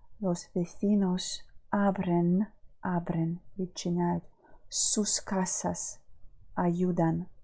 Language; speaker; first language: Spanish; non-native, fluent; Ukrainian